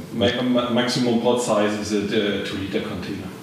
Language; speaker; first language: English; non-native, fluent; German